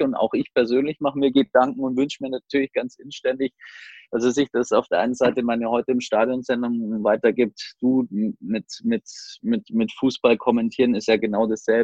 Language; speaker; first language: German; native; German